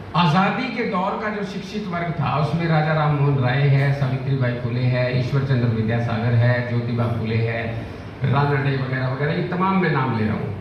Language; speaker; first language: Hindi; native; Hindi